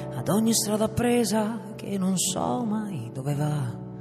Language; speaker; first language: Italian; native; Italian